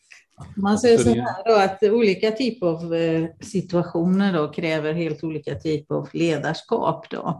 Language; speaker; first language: Swedish; non-native, fluent; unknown